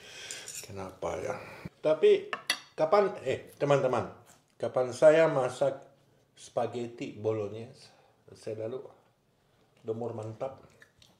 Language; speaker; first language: Indonesian; non-native, learner; French